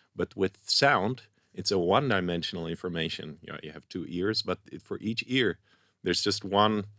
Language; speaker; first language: English; non-native, fluent; Dutch